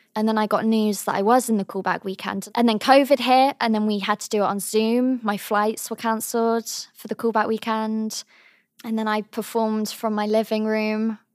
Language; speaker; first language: English; native; English